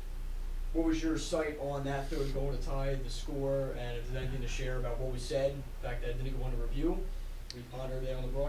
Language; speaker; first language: English; native; English